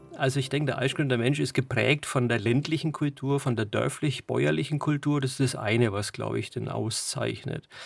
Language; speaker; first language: German; native; German